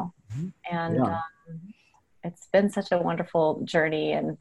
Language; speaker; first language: English; native; English